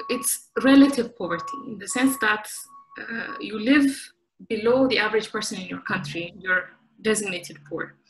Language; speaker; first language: English; non-native, local second language; Amharic